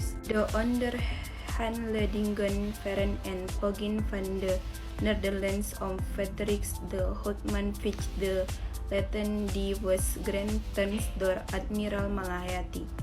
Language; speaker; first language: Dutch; non-native, learner; Indonesian